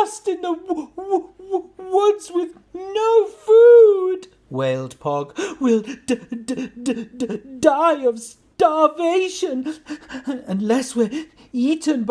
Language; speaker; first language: English; native; English